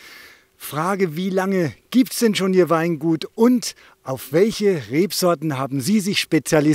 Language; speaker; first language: German; native; German